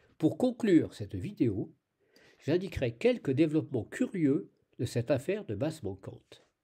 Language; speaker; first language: French; native; French